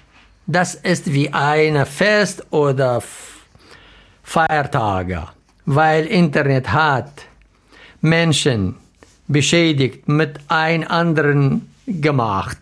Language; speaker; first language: German; non-native, learner; Arabic